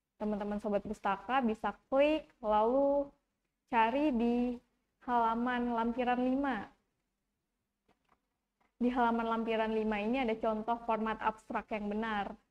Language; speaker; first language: Indonesian; native; Indonesian